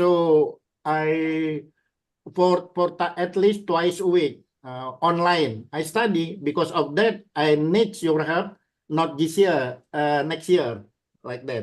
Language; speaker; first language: English; non-native, learner; Indonesian